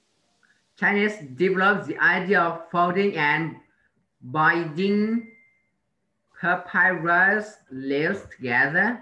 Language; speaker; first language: English; non-native, learner; Vietnamese